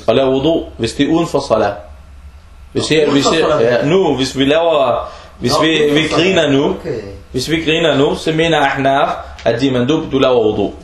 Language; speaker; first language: Danish; early bilingual, other home language; Arabic